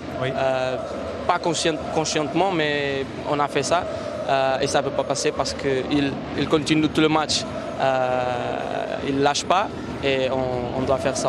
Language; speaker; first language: French; non-native, learner; Portuguese